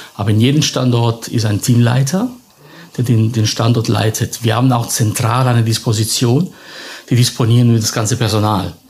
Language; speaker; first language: German; non-native, fluent; Italian